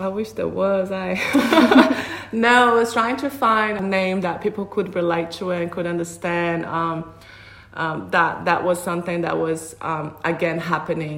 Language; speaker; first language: English; non-native, fluent; Portuguese